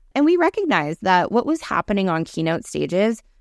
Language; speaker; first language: English; native; English